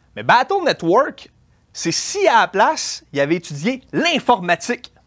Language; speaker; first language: French; native; French